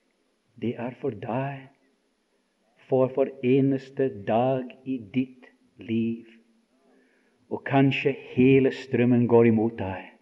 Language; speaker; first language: Norwegian; non-native, fluent; English